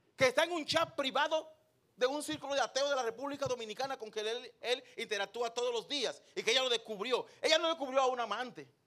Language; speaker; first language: Spanish; native; Spanish